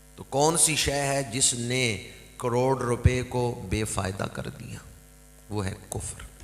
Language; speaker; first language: Urdu; non-native, local second language; Punjabi